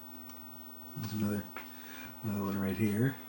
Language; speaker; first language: English; native; English